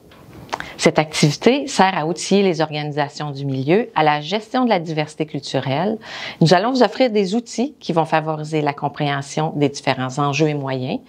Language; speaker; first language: French; native; French